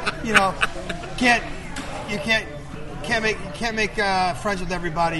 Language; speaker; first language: English; native; English